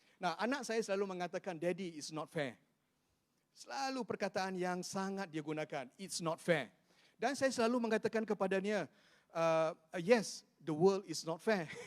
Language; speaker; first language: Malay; non-native, local second language; Chinese